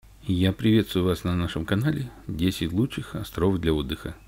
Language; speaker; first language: Russian; native; Russian